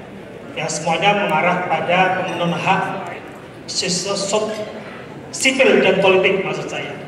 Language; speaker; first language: Indonesian; native; Indonesian